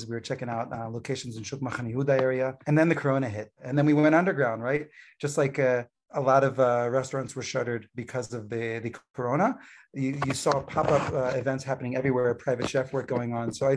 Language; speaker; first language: English; native; English